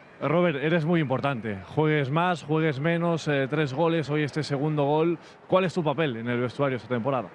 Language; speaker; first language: Spanish; non-native, local second language; Catalan